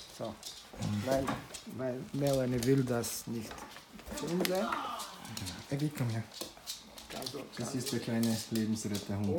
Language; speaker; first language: German; non-native, learner; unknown